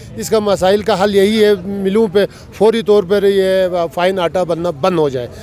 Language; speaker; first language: Urdu; non-native, local second language; Balti